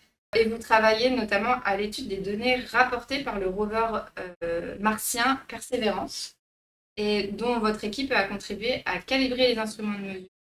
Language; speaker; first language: French; native; French